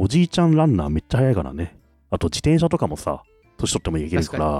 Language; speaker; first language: Japanese; native; Japanese